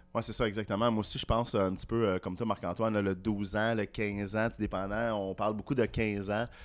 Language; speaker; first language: French; native; French